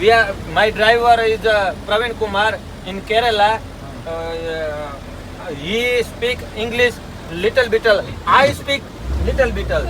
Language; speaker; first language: English; non-native, learner; Gujarati